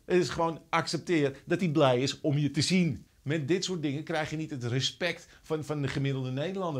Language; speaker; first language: Dutch; native; Dutch